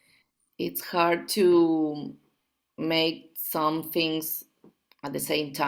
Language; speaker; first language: English; non-native, learner; Spanish